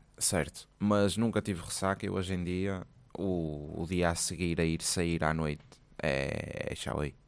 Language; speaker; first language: Portuguese; native; Portuguese